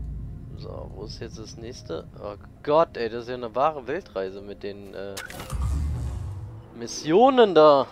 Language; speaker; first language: German; native; German